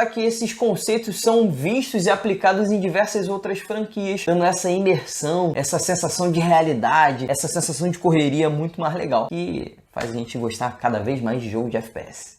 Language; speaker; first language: Portuguese; native; Portuguese